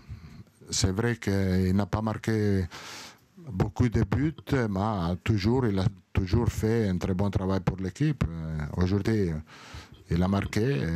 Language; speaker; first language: French; non-native, learner; Italian